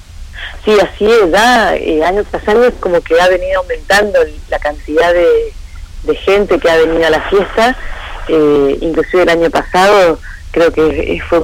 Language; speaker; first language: Spanish; native; Spanish